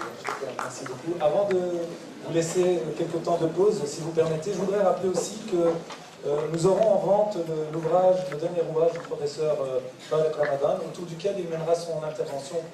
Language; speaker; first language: French; native; French